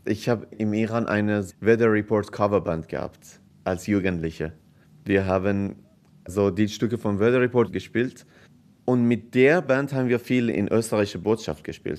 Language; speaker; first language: German; non-native, fluent; Persian